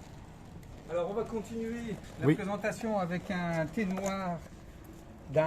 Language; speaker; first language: French; native; French